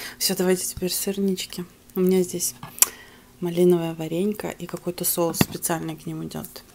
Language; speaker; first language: Russian; early bilingual, other home language; Armenian